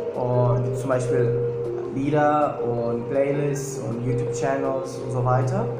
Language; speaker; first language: German; non-native, fluent; Portuguese